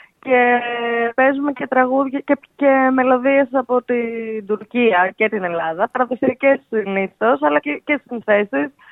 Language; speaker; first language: Greek; native; Greek